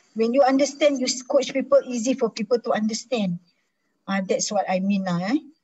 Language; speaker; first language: English; non-native, local second language; Malay